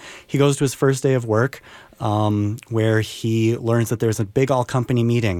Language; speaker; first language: English; native; English